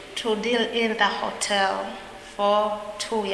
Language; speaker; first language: English; non-native, learner; Swahili